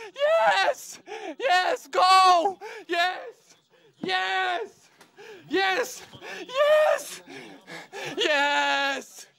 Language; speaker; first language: English; non-native, learner; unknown